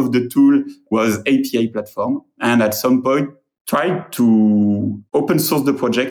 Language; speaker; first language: English; non-native, fluent; French